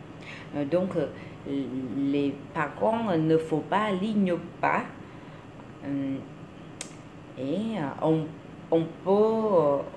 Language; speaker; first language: French; non-native, learner; Vietnamese